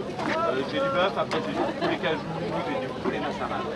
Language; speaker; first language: French; native; French